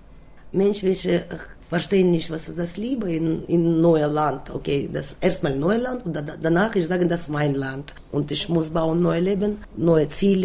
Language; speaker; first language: German; non-native, learner; Russian